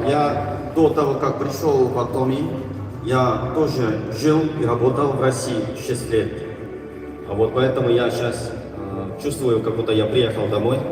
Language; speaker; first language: Russian; non-native, fluent; Korean